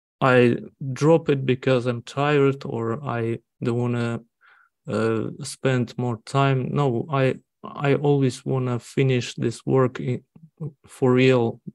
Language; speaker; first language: English; non-native, learner; Russian